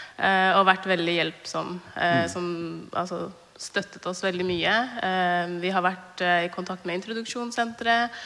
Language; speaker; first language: Norwegian; early bilingual, other home language; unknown